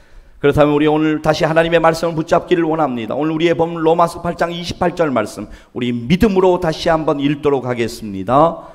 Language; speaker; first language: Korean; native; Korean